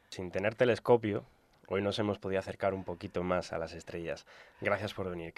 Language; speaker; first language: Spanish; native; Spanish